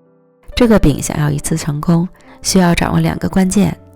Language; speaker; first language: Chinese; native; Chinese